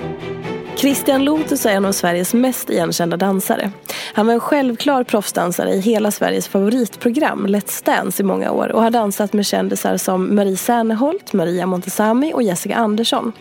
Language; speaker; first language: Swedish; native; Swedish